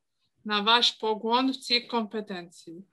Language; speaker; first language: Ukrainian; non-native, learner; Polish